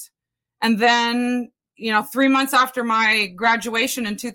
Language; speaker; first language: English; native; English